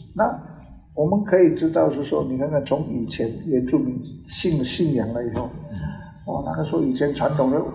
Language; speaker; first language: Chinese; non-native, local second language; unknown